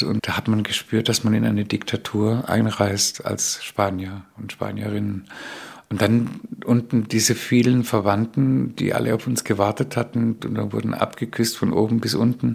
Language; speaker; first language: German; early bilingual, other home language; Spanish